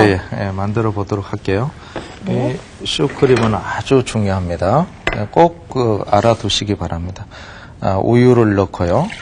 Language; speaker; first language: Korean; native; Korean